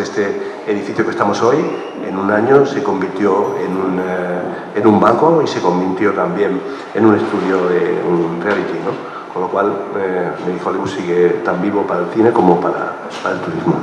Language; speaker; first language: Spanish; native; Spanish